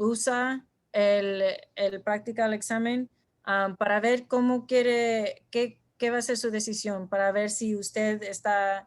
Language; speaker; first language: Spanish; early bilingual, heritage; Spanish